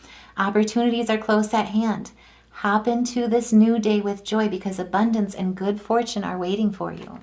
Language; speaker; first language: English; native; English